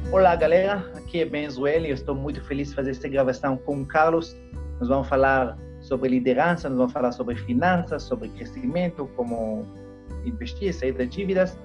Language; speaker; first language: Portuguese; non-native, fluent; Hebrew